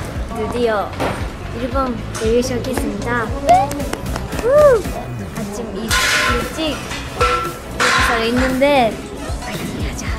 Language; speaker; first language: Korean; non-native, learner; Japanese